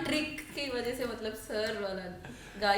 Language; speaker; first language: Hindi; non-native, local second language; Telugu